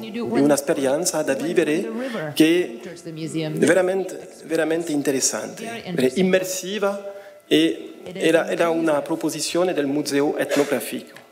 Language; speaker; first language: Italian; non-native, fluent; French